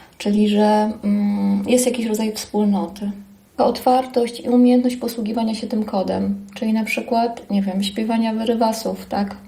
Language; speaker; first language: Polish; native; Polish